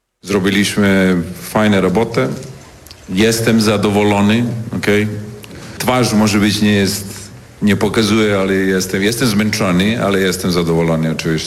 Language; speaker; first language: Polish; non-native, learner; Serbian